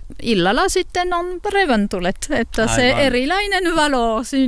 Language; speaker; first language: Finnish; non-native, learner; French